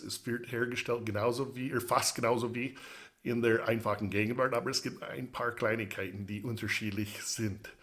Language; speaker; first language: German; non-native, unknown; English